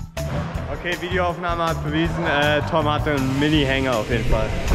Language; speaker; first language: German; native; German